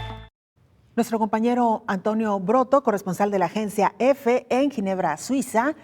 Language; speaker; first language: Spanish; native; Spanish